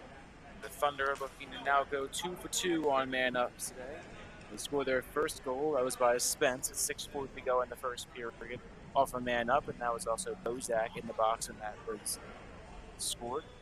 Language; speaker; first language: English; native; English